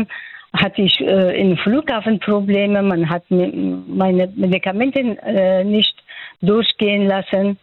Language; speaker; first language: German; non-native, fluent; Persian